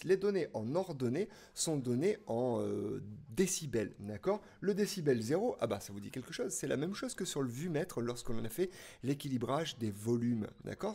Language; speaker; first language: French; native; French